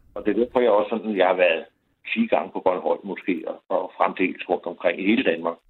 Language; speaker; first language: Danish; native; Danish